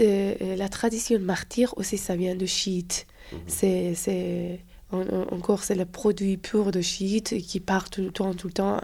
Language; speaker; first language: French; non-native, fluent; Persian